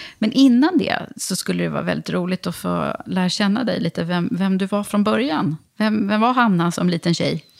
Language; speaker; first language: Swedish; native; Swedish